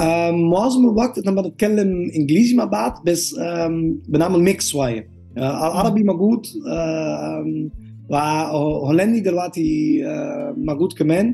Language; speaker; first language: Arabic; non-native, learner; Dutch